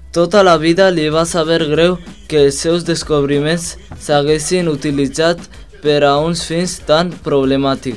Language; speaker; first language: Catalan; non-native, learner; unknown